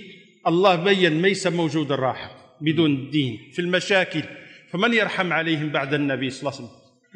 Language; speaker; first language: Arabic; non-native, fluent; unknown